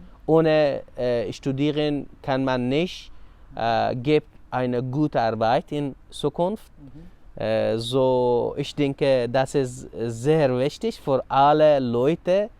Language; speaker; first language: German; non-native, learner; Persian